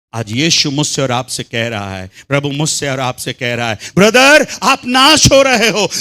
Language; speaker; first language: Hindi; non-native, local second language; Telugu